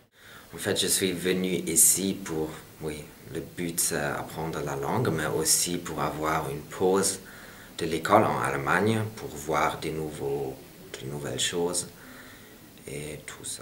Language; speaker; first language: French; non-native, fluent; German